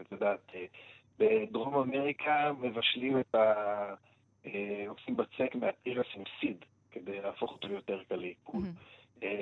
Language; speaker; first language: Hebrew; native; Hebrew